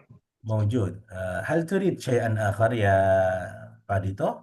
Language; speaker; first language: Arabic; non-native, fluent; Indonesian